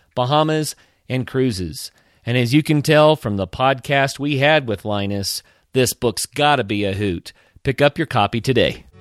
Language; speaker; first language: English; native; English